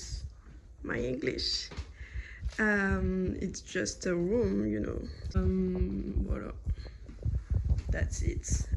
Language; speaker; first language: English; non-native, learner; French